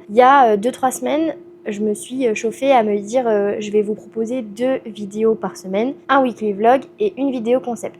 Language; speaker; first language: French; native; French